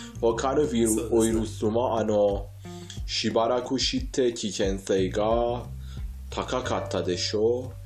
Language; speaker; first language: Japanese; non-native, fluent; Persian